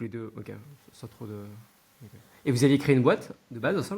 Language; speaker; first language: French; native; French